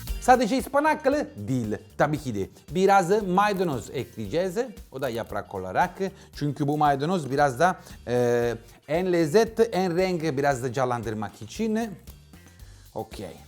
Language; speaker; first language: Turkish; non-native, learner; Italian